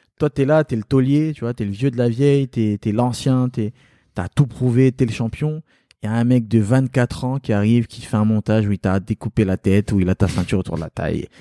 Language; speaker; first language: French; early bilingual, other home language; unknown